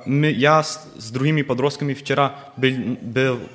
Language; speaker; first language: Russian; early bilingual, heritage; Russian